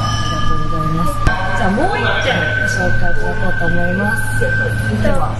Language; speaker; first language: Japanese; native; Japanese